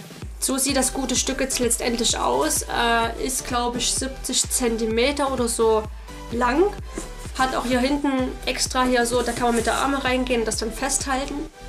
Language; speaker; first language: German; native; German